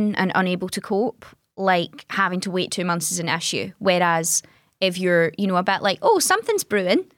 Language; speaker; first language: English; native; English